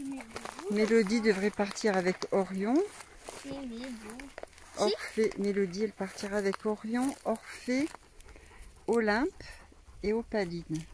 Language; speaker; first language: French; native; French